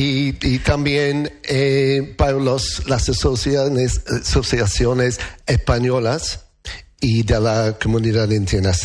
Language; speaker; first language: Spanish; non-native, learner; English